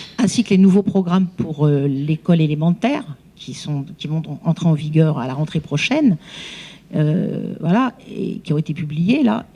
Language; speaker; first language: French; native; French